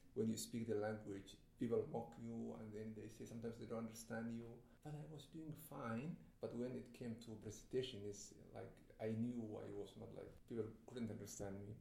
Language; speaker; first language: English; non-native, fluent; Somali